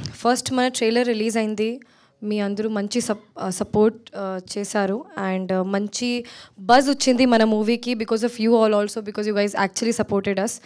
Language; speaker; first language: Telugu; non-native, learner; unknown